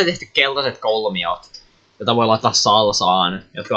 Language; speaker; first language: Finnish; native; Finnish